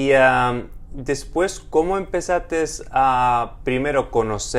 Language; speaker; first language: Spanish; non-native, fluent; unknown